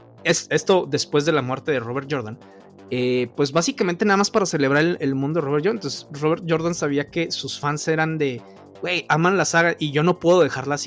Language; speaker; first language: Spanish; native; Spanish